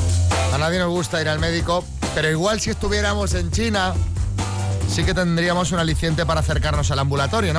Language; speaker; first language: Spanish; native; Spanish